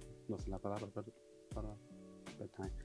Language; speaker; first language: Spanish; non-native, learner; English